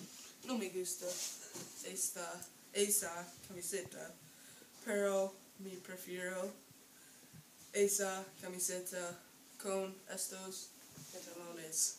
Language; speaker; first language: Spanish; non-native, learner; English